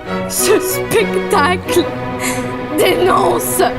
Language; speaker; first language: French; native; French